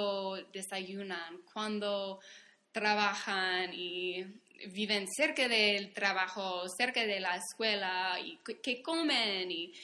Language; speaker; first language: Spanish; non-native, fluent; English